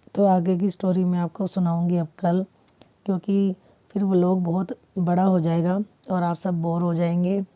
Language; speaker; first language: Hindi; non-native, local second language; Punjabi